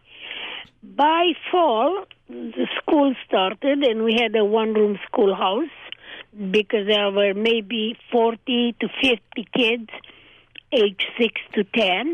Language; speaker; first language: English; non-native, fluent; Hungarian